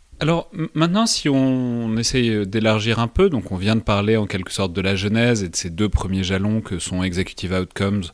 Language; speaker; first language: French; native; French